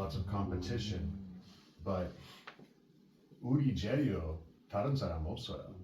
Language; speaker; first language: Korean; non-native, learner; English